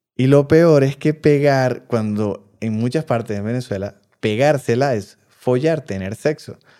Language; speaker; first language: Spanish; native; Spanish